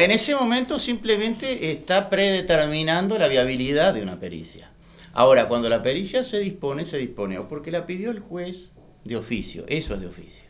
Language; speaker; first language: Spanish; native; Spanish